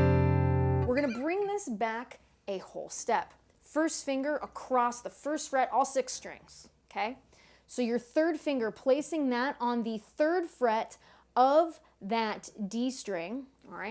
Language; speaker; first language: English; native; English